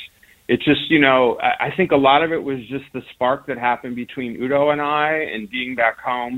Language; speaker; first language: English; native; English